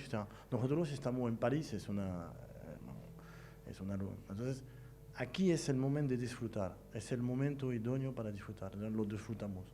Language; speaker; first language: Spanish; non-native, fluent; French